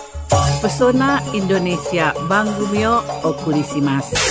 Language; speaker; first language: Japanese; non-native, fluent; Indonesian